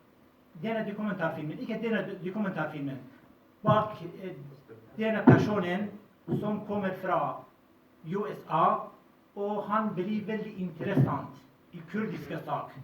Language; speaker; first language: Norwegian; non-native, fluent; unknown